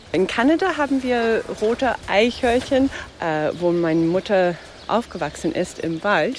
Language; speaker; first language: German; non-native, fluent; English